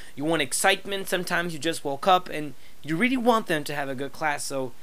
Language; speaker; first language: English; non-native, fluent; Portuguese